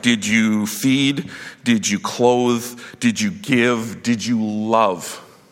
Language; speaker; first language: English; native; English